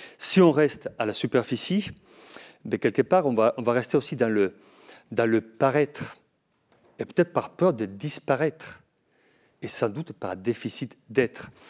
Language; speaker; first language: French; non-native, fluent; Spanish